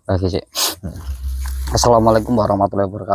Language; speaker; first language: Indonesian; native; Indonesian